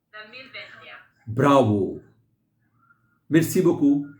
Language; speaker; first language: French; non-native, fluent; Hindi